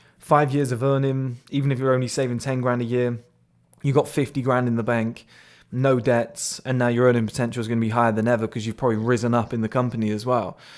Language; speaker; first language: English; native; English